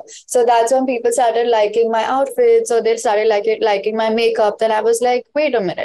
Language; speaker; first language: English; non-native, local second language; Hindi